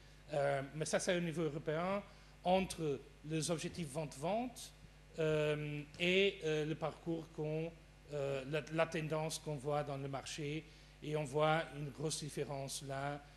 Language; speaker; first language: French; non-native, fluent; Portuguese